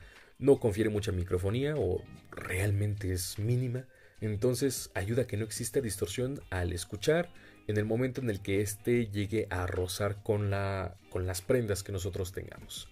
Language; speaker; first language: Spanish; native; Spanish